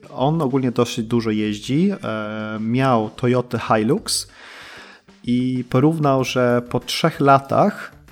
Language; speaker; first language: Polish; early bilingual, heritage; Polish